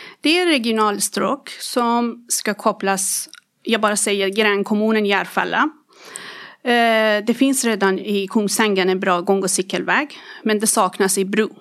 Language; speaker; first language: Swedish; non-native, fluent; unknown